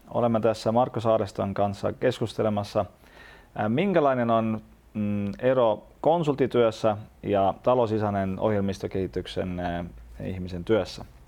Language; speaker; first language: Finnish; non-native, fluent; Estonian